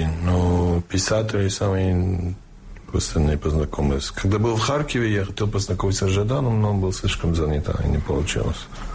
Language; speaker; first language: Russian; non-native, fluent; English